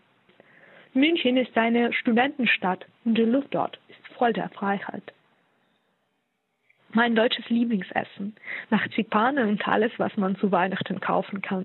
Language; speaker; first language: German; non-native, fluent; Russian